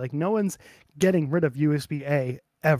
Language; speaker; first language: English; native; English